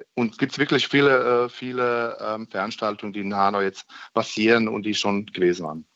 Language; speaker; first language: German; non-native, fluent; Bosnian